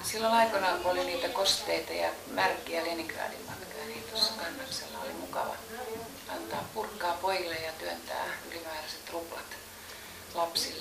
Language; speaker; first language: Finnish; native; Finnish